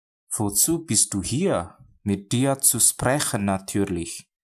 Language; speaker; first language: German; non-native, fluent; Indonesian